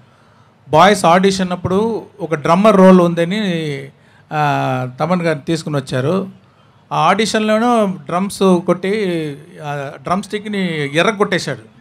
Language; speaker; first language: Telugu; non-native, learner; Tamil